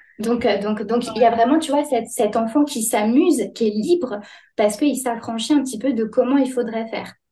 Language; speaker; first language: French; native; French